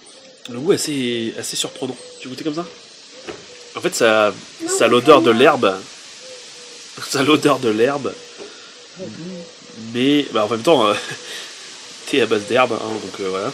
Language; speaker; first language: French; native; French